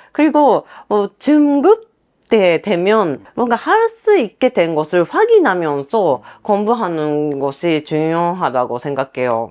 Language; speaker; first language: Korean; non-native, fluent; Japanese